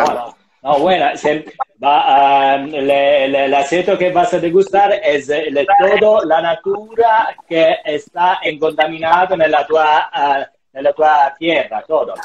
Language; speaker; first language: Spanish; non-native, learner; Italian